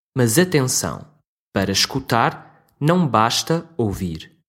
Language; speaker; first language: Portuguese; native; Portuguese